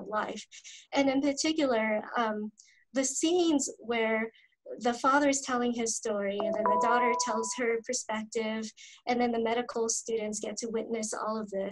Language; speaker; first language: English; native; English